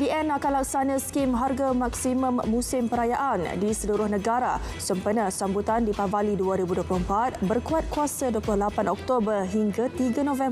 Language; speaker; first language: Malay; native; Malay